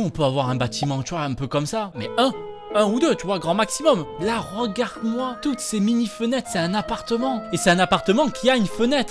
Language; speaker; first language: French; native; French